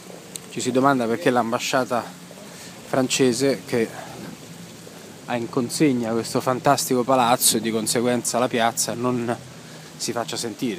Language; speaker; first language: Italian; native; Italian